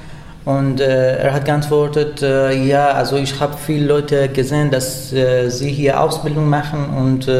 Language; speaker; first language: German; non-native, learner; Persian